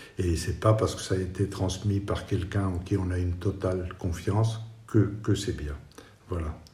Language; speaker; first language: French; non-native, fluent; Spanish